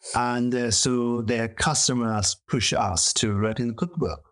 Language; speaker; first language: English; non-native, learner; Chinese